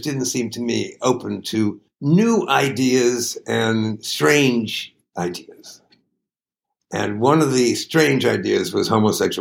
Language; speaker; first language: English; native; English